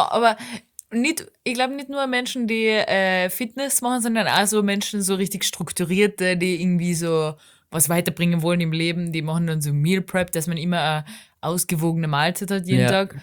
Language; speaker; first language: German; native; German